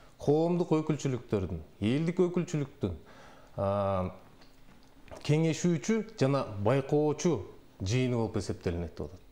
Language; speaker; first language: Kyrgyz; native; Kyrgyz